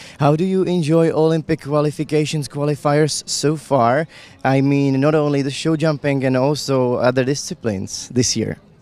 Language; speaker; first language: English; non-native, fluent; Czech